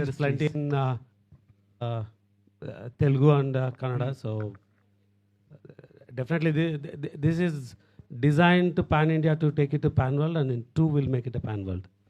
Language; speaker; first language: English; non-native, local second language; Telugu